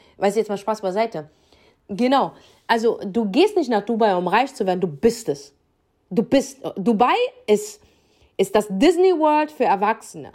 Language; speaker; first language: German; early bilingual, other home language; Arabic